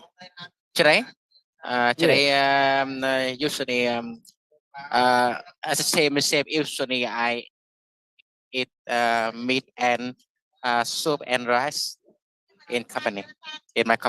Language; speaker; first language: English; non-native, learner; Vietnamese